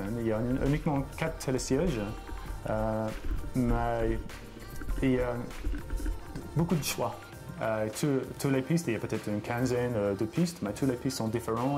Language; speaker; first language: French; non-native, fluent; English